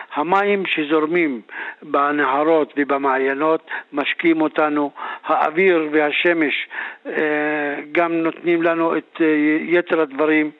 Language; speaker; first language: Hebrew; native; Hebrew